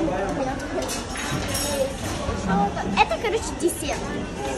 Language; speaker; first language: Russian; early bilingual, heritage; Russian